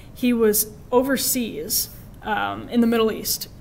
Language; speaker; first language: English; native; English